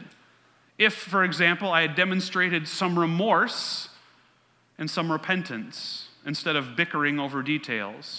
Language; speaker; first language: English; native; English